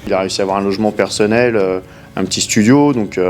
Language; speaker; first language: French; native; French